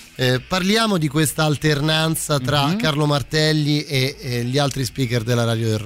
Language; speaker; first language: Italian; native; Italian